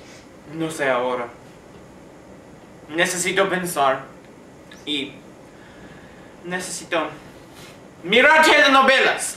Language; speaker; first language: Spanish; non-native, learner; English